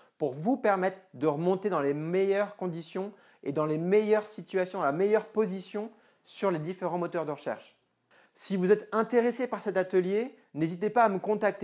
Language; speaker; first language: French; native; French